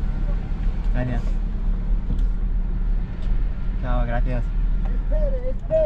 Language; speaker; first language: Spanish; non-native, learner; German